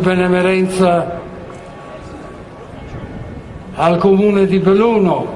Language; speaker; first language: Italian; native; Italian